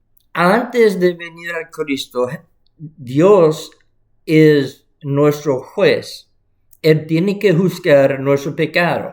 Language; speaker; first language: Spanish; non-native, fluent; English